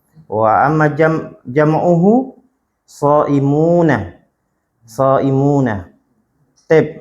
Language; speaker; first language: Arabic; non-native, fluent; Indonesian